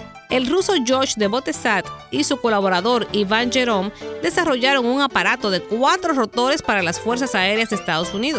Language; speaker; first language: Spanish; native; Spanish